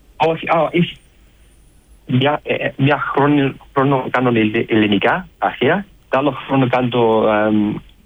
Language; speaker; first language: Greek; early bilingual, heritage; English